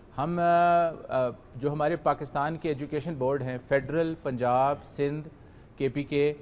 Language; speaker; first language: Urdu; native; Urdu